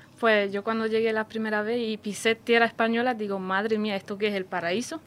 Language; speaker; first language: Spanish; non-native, fluent; Romanian